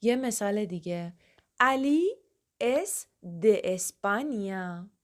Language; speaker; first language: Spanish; non-native, fluent; Persian